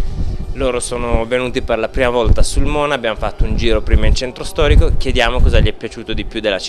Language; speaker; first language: Italian; native; Italian